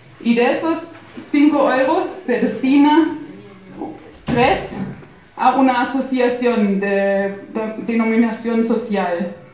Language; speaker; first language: Spanish; non-native, fluent; German